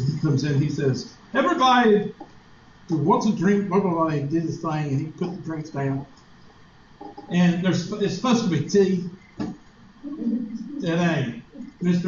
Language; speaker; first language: English; native; English